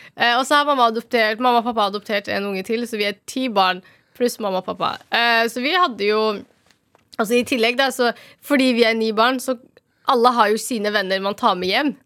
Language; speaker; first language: Norwegian; early bilingual, other home language; Somali